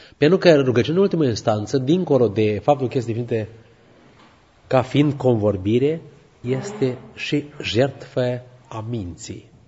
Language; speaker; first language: Romanian; native; Romanian